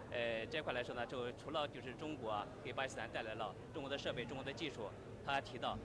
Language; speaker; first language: Chinese; native; Chinese